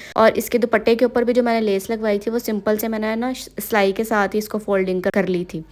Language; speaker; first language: Urdu; non-native, local second language; Punjabi